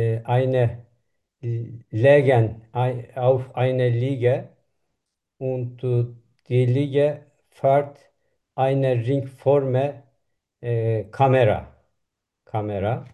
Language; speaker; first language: German; non-native, learner; Turkish